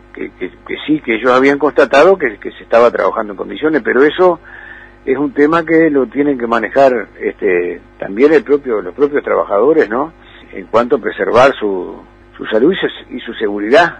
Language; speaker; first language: Spanish; native; Spanish